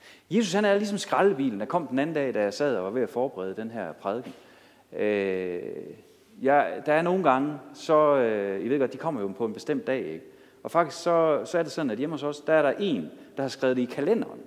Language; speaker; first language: Danish; native; Danish